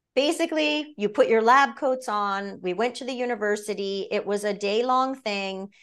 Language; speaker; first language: English; native; English